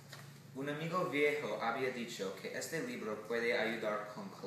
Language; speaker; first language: Spanish; non-native, learner; English